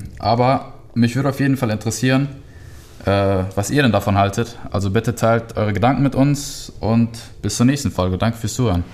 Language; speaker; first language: German; early bilingual, other home language; Spanish